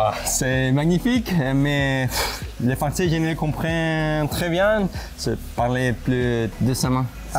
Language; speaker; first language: French; non-native, learner; Spanish